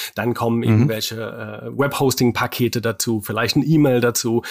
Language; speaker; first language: German; non-native, fluent; English